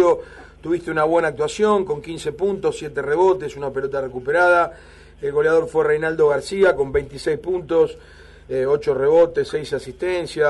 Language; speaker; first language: Spanish; native; Spanish